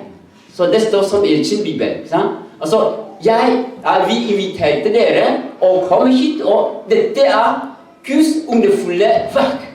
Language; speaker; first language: Norwegian; non-native, learner; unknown